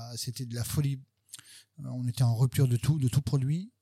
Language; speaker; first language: French; native; French